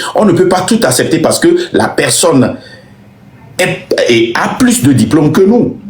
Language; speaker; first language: French; non-native, local second language; Ewe